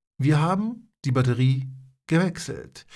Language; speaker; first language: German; non-native, fluent; Polish